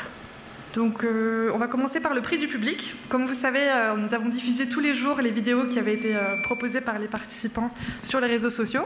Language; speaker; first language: French; native; French